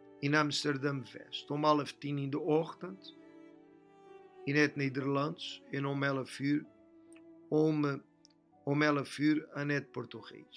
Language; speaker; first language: Dutch; non-native, fluent; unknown